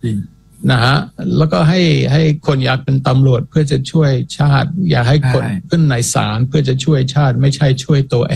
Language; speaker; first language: Thai; non-native, fluent; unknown